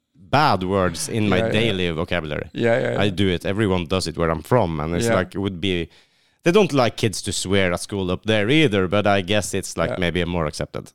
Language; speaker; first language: English; non-native, fluent; Norwegian